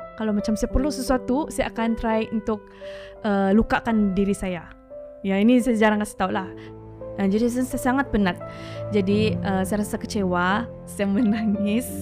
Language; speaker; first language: Malay; non-native, local second language; Chinese